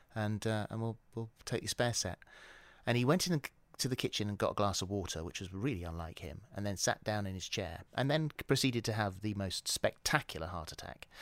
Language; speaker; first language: English; native; English